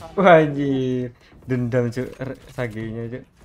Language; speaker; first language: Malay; non-native, local second language; Javanese